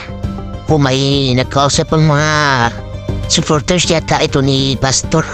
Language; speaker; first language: Filipino; non-native, local second language; Cebuano